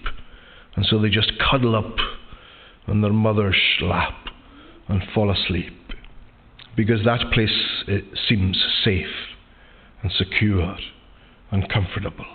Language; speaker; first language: English; native; English